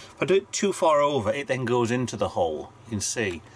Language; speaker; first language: English; native; English